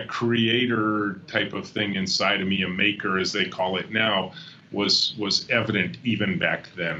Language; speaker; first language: English; native; English